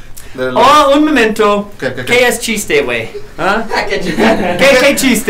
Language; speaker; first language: Spanish; non-native, learner; English